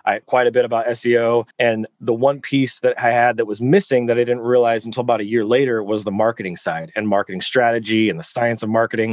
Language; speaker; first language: English; native; English